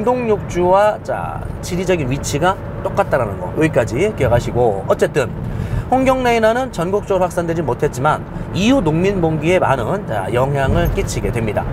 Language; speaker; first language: Korean; native; Korean